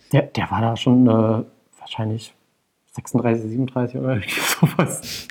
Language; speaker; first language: German; native; German